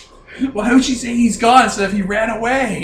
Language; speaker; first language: English; native; English